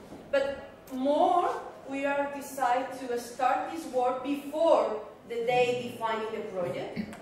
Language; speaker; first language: English; non-native, fluent; Spanish